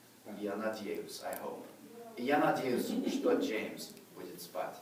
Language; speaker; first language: Russian; non-native, fluent; English